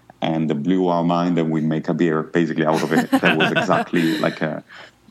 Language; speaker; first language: English; non-native, fluent; Italian